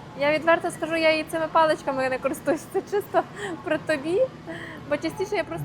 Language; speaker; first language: Ukrainian; native; Ukrainian